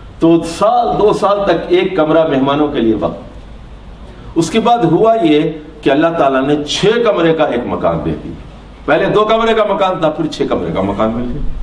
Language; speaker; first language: Urdu; native; Urdu